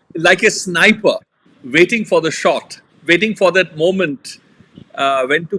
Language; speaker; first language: English; non-native, local second language; Punjabi